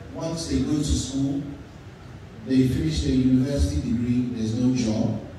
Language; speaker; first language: English; native; English